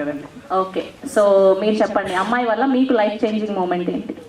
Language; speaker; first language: Telugu; native; Telugu